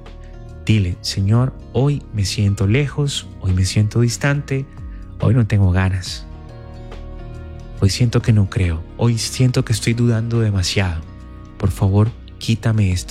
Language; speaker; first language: Spanish; native; Spanish